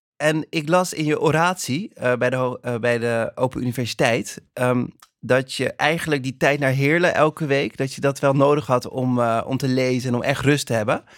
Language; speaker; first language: Dutch; native; Dutch